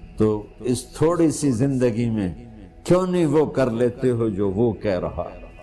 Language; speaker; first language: Urdu; non-native, local second language; Punjabi